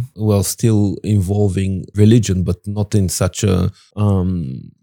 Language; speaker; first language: English; non-native, fluent; Bulgarian